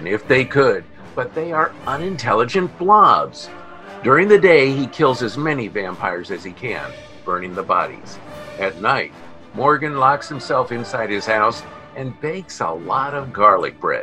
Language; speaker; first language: English; native; English